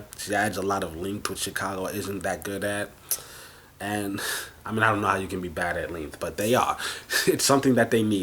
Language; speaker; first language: English; native; English